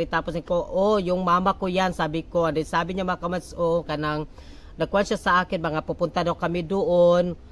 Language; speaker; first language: Filipino; non-native, local second language; Cebuano